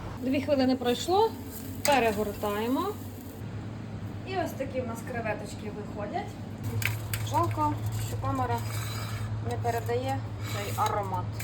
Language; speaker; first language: Ukrainian; native; Ukrainian